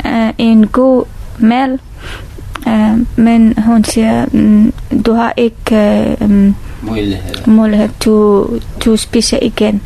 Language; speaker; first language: Danish; non-native, learner; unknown